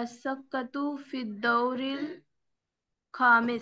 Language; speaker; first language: Arabic; non-native, learner; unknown